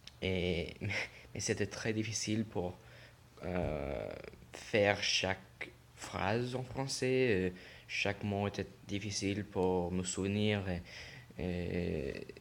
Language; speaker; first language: French; non-native, learner; English